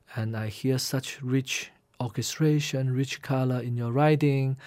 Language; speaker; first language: English; non-native, fluent; Min Nan Chinese